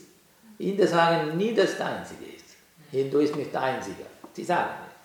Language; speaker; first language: German; non-native, learner; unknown